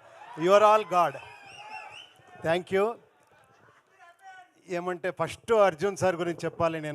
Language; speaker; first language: Telugu; non-native, local second language; Kannada